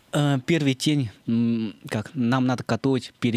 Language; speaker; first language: Russian; non-native, learner; Chinese